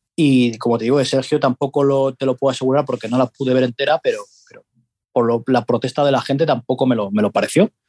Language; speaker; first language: Spanish; native; Spanish